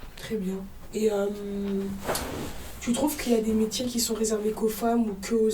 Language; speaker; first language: French; native; French